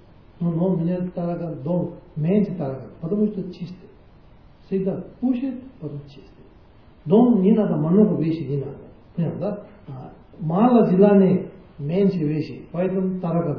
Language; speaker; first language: Russian; non-native, learner; Tibetan